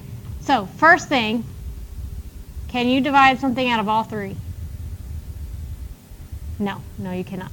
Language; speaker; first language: English; native; English